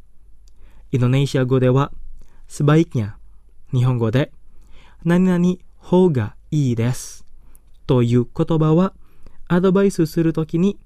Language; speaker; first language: Japanese; non-native, fluent; Indonesian